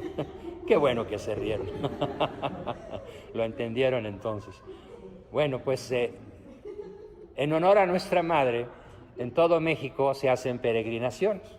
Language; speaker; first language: Spanish; native; Spanish